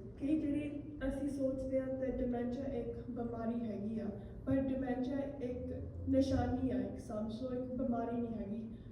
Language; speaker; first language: Punjabi; early bilingual, heritage; Punjabi